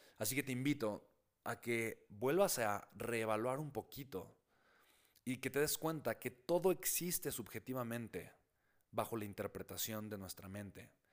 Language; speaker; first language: Spanish; native; Spanish